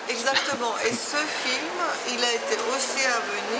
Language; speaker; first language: French; non-native, fluent; Georgian